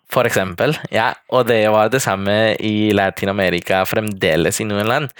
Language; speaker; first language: Norwegian; non-native, fluent; Spanish